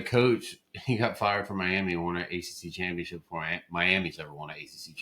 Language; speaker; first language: English; native; English